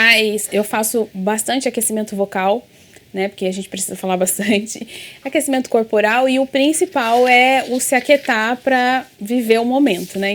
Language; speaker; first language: Portuguese; native; Portuguese